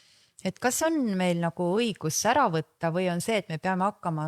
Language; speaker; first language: Estonian; native; Estonian